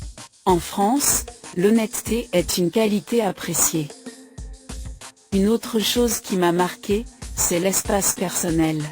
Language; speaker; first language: French; non-native, fluent; Thai